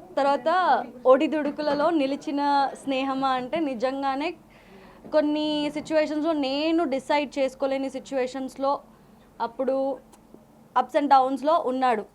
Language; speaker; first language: Telugu; native; Telugu